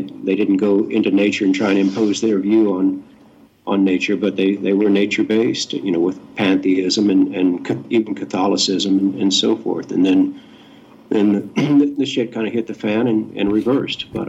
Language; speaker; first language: English; native; English